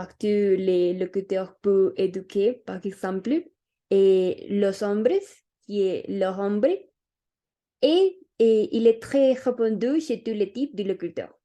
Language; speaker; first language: French; non-native, learner; Spanish